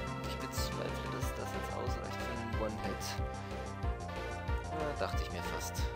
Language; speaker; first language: German; native; German